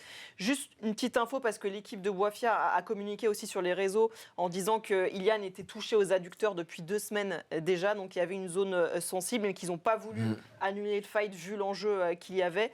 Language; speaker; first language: French; native; French